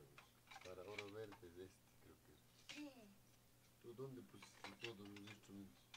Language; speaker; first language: Spanish; native; Spanish